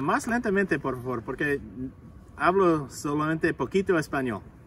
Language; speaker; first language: Spanish; non-native, learner; English